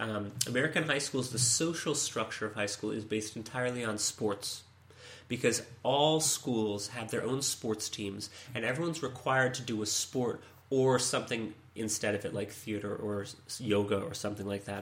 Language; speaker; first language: English; native; English